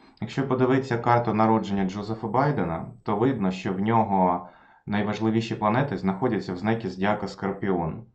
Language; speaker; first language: Ukrainian; non-native, local second language; Russian